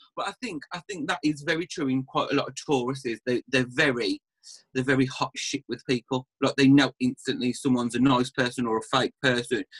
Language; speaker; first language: English; native; English